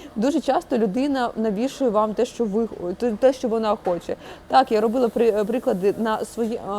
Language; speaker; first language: Ukrainian; non-native, local second language; Russian